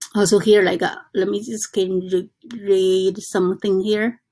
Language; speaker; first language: English; non-native, learner; Chinese